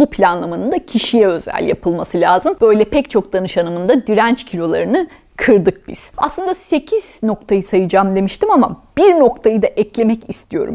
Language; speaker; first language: Turkish; native; Turkish